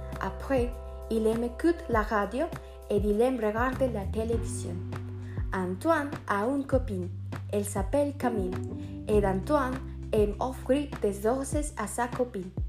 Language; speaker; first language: French; non-native, learner; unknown